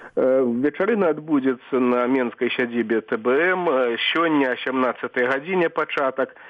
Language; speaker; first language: Belarusian; native; Belarusian